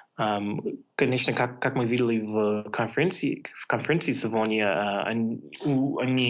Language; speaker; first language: Russian; non-native, fluent; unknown